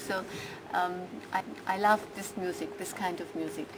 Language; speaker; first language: English; non-native, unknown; German